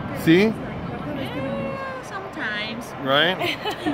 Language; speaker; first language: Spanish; non-native, learner; English